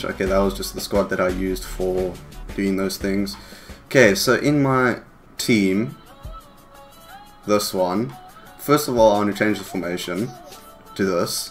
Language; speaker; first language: English; native; English